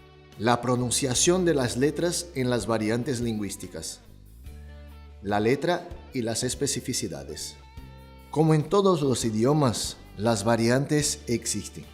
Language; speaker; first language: Spanish; non-native, fluent; Portuguese